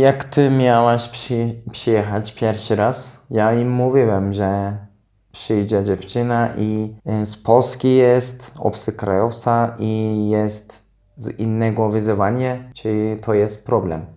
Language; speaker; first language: Polish; non-native, fluent; Turkish